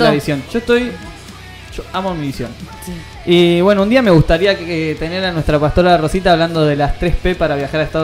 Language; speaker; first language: Spanish; native; Spanish